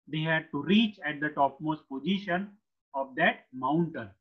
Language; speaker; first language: English; non-native, local second language; Marathi